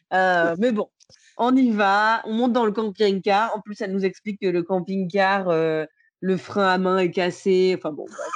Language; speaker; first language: French; native; French